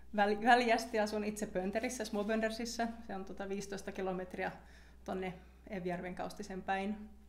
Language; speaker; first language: Finnish; non-native, local second language; Swedish